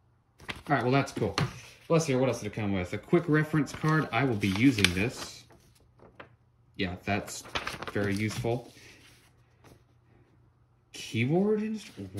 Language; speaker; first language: English; native; English